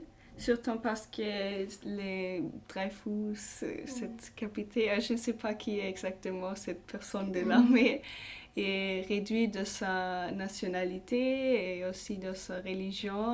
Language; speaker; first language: French; non-native, learner; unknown